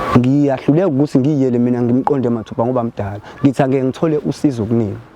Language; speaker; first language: Zulu; non-native, local second language; Xhosa